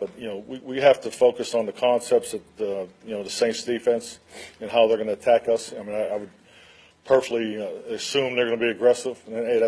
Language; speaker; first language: English; native; English